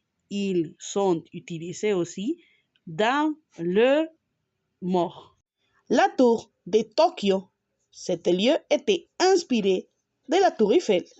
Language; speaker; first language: French; non-native, learner; Spanish